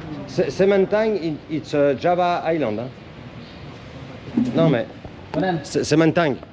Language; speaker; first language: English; non-native, learner; French